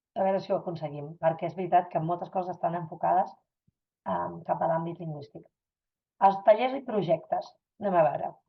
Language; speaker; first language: Catalan; non-native, fluent; German